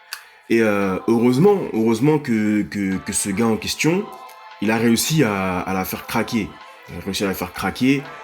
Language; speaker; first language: French; native; French